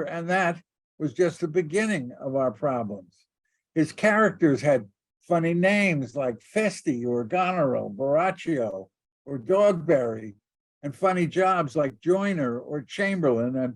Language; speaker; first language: English; native; English